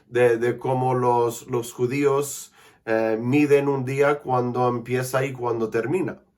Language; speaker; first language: Spanish; non-native, fluent; English